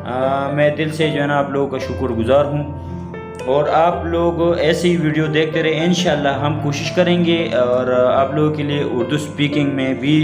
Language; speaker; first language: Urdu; non-native, local second language; Pashto